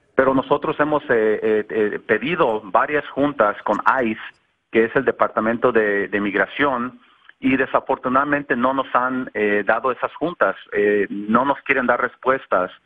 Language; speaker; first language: Spanish; native; Spanish